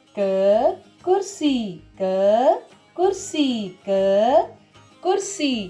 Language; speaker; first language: Hindi; non-native, local second language; Punjabi